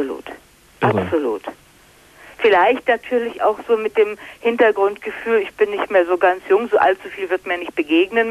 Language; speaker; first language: German; native; German